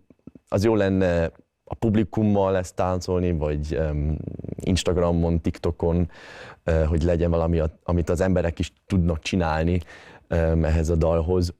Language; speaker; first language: Hungarian; early bilingual, other home language; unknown